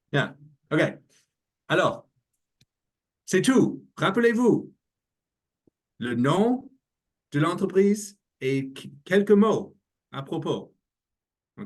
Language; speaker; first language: French; non-native, learner; English